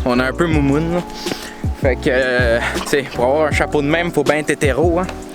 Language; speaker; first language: French; native; French